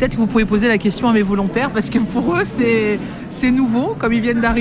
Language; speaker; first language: French; native; French